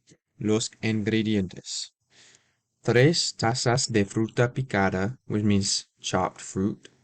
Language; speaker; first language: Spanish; non-native, learner; English